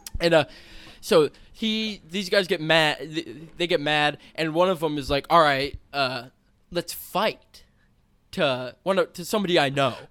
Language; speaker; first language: English; native; English